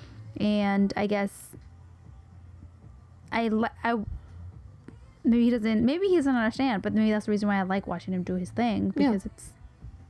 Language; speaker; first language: English; early bilingual, other home language; Spanish